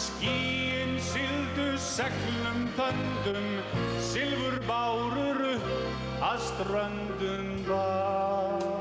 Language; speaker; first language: Icelandic; native; Icelandic